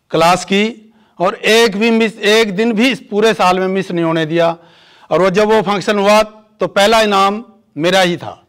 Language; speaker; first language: Hindi; native; Hindi